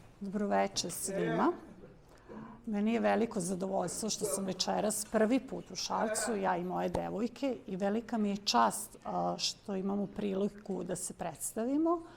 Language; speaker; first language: Bosnian; non-native, local second language; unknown